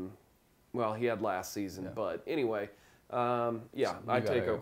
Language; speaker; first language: English; native; English